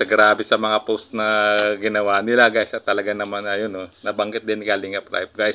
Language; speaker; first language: Filipino; native; Filipino